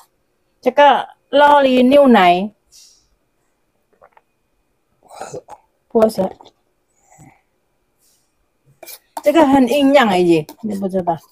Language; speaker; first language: Chinese; non-native, learner; Indonesian